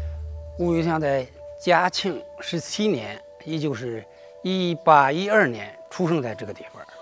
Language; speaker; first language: Chinese; native; Chinese